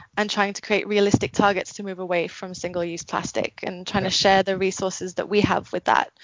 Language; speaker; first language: English; native; English